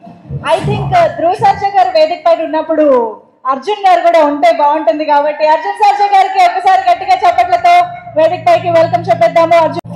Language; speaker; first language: Telugu; native; Telugu